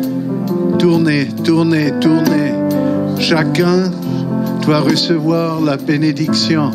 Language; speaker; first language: French; non-native, local second language; German